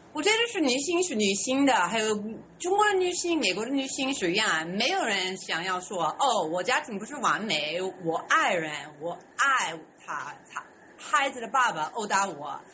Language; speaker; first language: Chinese; non-native, learner; English